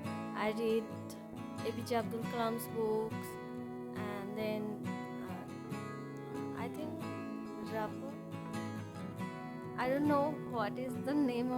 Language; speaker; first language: English; non-native, learner; Bangla